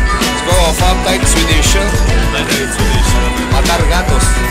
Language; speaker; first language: French; native; French